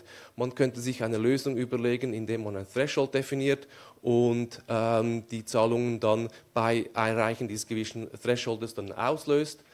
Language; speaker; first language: German; non-native, fluent; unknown